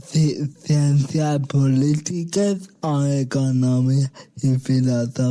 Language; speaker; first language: Catalan; non-native, local second language; Spanish